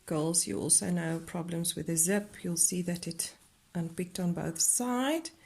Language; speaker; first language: English; non-native, local second language; Afrikaans